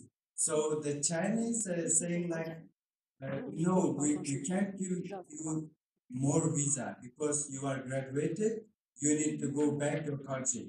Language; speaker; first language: English; non-native, learner; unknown